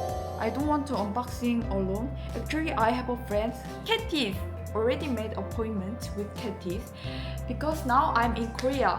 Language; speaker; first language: English; non-native, learner; Korean